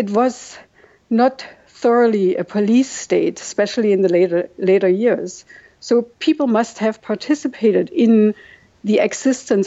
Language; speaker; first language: English; non-native, fluent; German